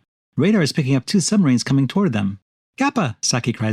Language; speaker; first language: English; native; English